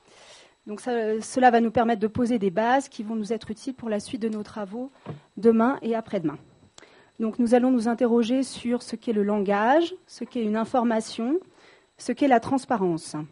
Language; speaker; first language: French; native; French